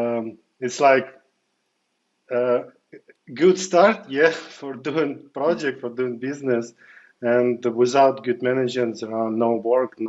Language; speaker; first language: English; non-native, fluent; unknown